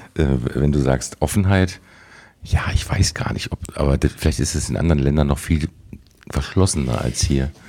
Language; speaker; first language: German; native; German